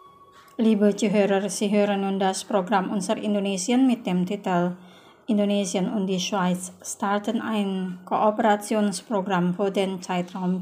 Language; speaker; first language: German; non-native, fluent; Indonesian